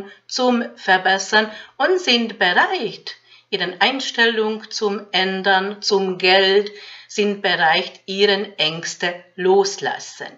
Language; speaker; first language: German; non-native, fluent; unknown